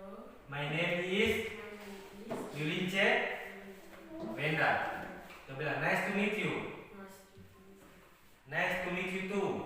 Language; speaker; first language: English; non-native, learner; Indonesian